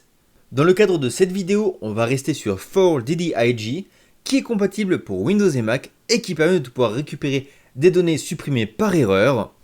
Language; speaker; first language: French; native; French